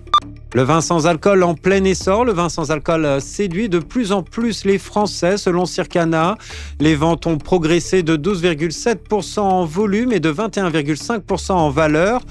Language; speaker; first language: French; native; French